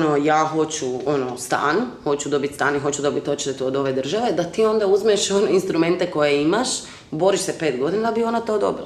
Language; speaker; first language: Croatian; native; Croatian